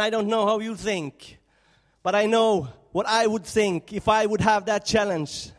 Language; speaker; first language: English; non-native, fluent; Swedish